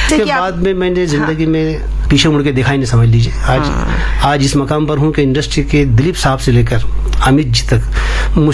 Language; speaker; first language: Hindi; non-native, local second language; Marathi